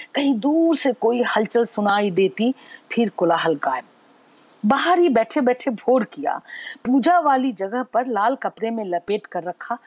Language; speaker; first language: Hindi; native; Hindi